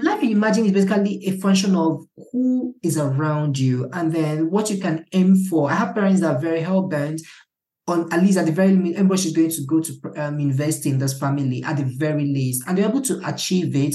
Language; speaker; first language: English; non-native, local second language; Igbo